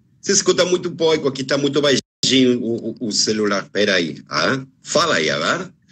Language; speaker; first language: Portuguese; non-native, fluent; Spanish